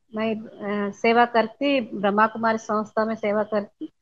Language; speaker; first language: Hindi; non-native, local second language; Telugu